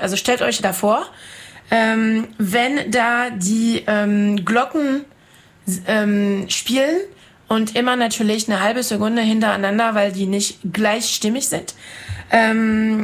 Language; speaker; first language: German; non-native, fluent; French